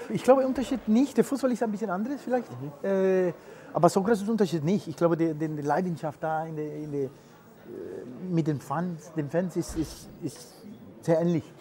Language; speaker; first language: German; non-native, fluent; Spanish